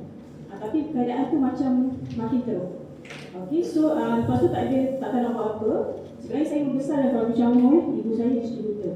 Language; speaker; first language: Malay; native; Malay